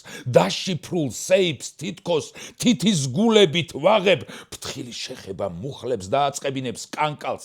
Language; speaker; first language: Georgian; native; Georgian